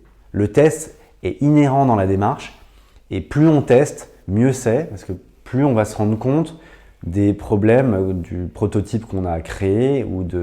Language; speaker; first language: French; native; French